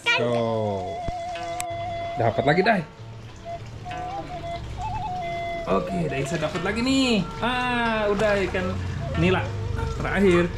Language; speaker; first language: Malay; non-native, local second language; Sundanese